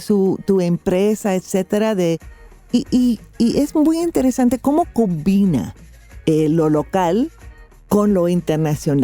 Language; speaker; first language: Spanish; non-native, fluent; English